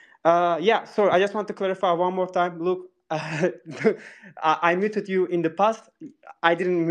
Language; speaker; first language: English; non-native, fluent; Turkish